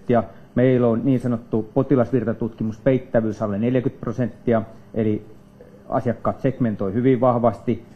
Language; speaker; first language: Finnish; native; Finnish